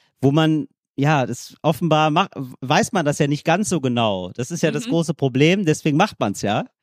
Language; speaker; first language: German; native; German